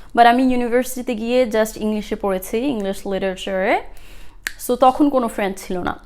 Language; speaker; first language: Bangla; early bilingual, heritage; Bangla